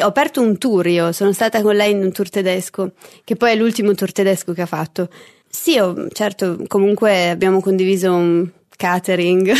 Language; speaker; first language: Italian; native; Italian